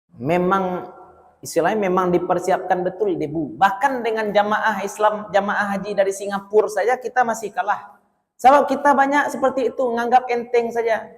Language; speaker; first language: Malay; non-native, local second language; Minangkabau